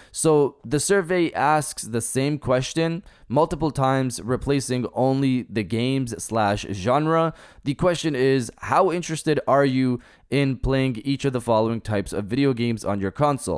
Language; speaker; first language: English; native; English